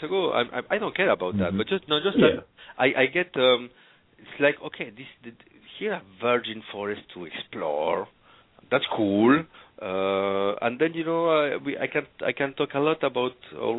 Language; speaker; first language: English; non-native, fluent; Spanish